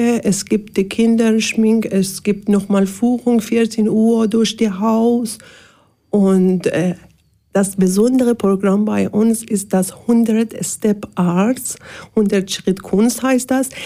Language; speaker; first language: German; non-native, learner; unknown